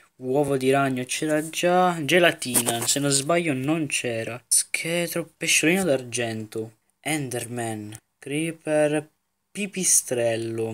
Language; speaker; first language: Italian; native; Italian